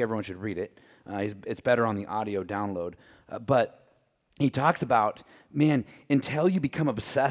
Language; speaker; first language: English; native; English